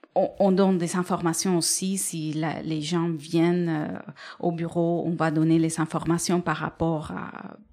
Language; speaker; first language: French; non-native, fluent; Spanish